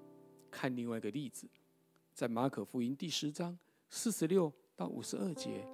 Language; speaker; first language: Chinese; native; Chinese